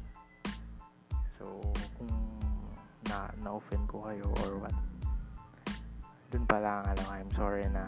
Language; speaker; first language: English; non-native, local second language; Filipino